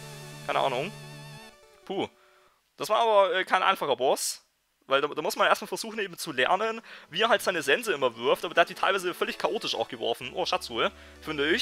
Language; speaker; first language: German; native; German